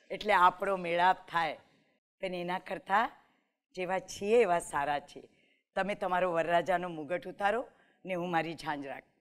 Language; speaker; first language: Gujarati; non-native, local second language; Marathi